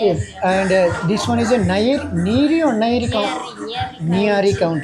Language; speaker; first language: English; non-native, fluent; Bangla